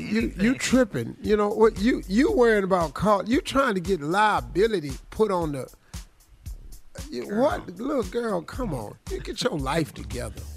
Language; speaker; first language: English; native; English